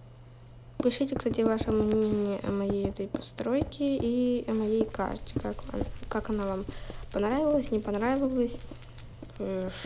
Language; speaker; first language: Russian; native; Russian